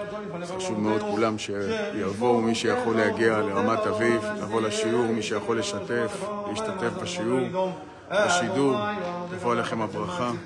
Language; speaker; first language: Hebrew; native; Hebrew